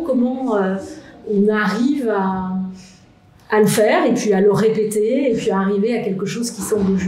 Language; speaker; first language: French; native; French